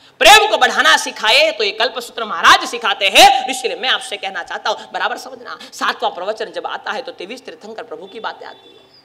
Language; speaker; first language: Hindi; non-native, local second language; Gujarati